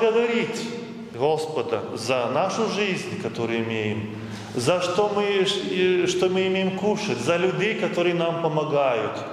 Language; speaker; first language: Russian; non-native, fluent; Lithuanian